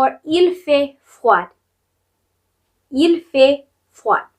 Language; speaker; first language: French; non-native, fluent; English